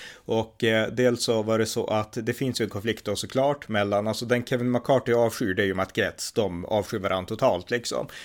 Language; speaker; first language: Swedish; native; Swedish